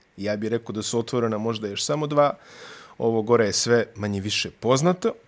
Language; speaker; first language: Bosnian; native; Bosnian